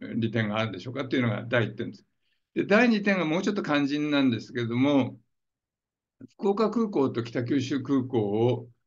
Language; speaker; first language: Japanese; native; Japanese